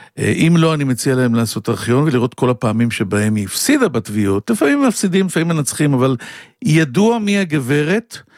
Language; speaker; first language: Hebrew; native; Hebrew